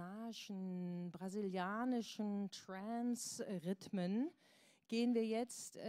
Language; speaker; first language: German; native; German